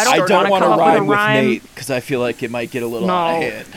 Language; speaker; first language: English; native; English